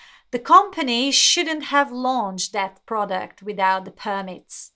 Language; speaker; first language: English; non-native, fluent; Hungarian